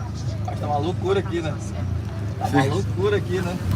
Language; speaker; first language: Portuguese; native; Portuguese